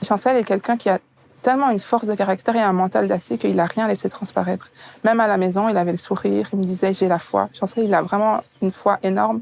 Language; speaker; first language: French; native; French